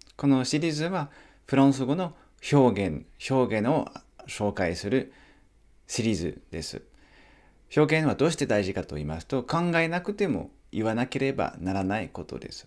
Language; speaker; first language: Japanese; non-native, fluent; French